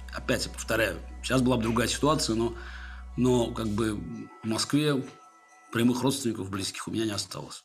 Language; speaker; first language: Russian; native; Russian